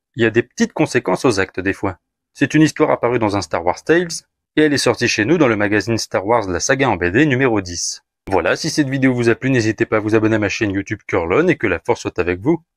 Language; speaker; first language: French; native; French